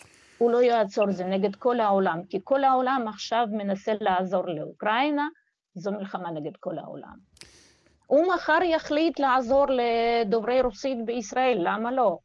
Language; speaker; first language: Hebrew; non-native, fluent; Russian